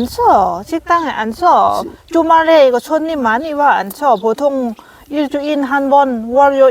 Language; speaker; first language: Korean; non-native, learner; Lao